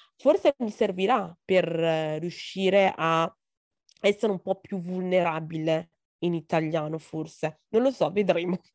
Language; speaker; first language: Italian; early bilingual, other home language; Akan